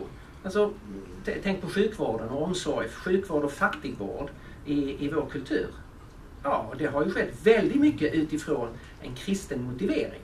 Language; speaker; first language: Swedish; native; Swedish